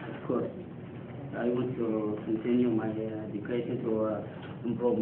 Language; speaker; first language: English; non-native, learner; Arabic